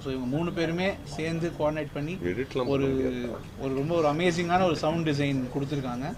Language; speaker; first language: Tamil; native; Tamil